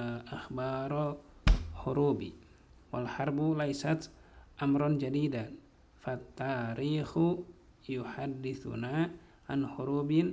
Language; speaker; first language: Arabic; non-native, learner; Indonesian